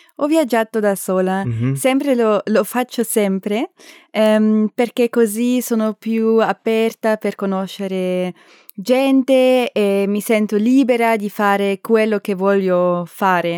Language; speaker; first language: Italian; non-native, learner; German